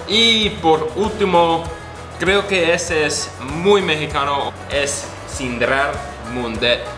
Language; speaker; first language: Spanish; non-native, learner; English